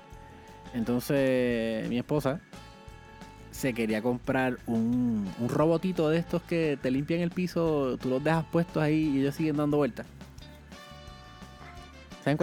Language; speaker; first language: Spanish; native; Spanish